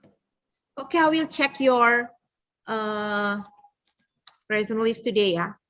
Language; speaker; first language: English; non-native, learner; Indonesian